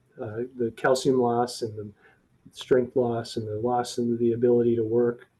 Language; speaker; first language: English; native; English